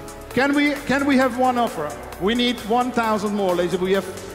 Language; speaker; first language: English; non-native, fluent; Dutch